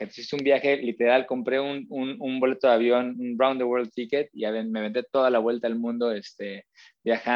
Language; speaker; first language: Spanish; native; Spanish